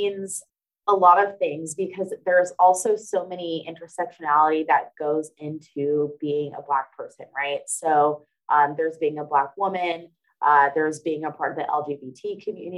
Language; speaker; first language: English; native; English